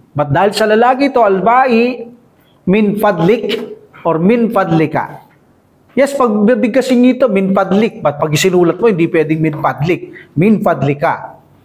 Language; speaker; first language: Filipino; native; Filipino